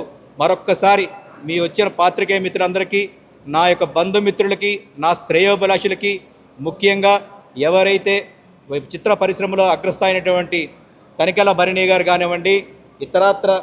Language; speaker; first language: Telugu; native; Telugu